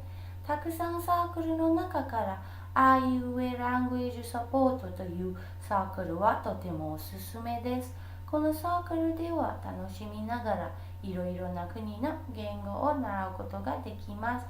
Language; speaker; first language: Japanese; non-native, learner; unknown